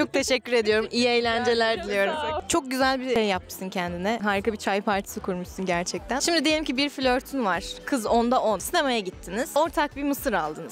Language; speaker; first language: Turkish; native; Turkish